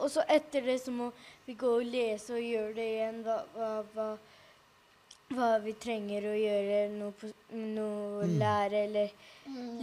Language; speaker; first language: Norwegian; early bilingual, heritage; Norwegian